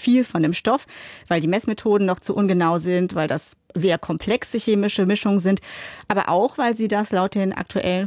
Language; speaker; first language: German; native; German